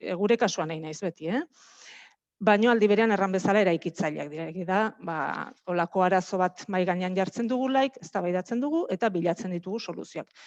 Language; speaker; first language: Basque; native; Basque